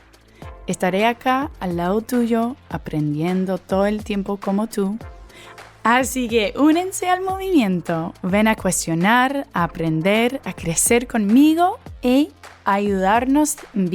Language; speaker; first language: Spanish; early bilingual, heritage; English